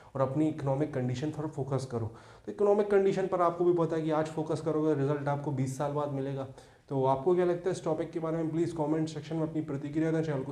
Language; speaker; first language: Hindi; native; Hindi